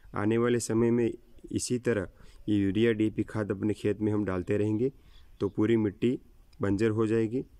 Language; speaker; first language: Hindi; non-native, local second language; Gujarati